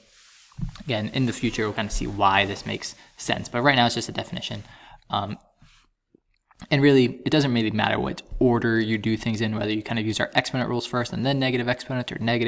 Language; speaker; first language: English; native; English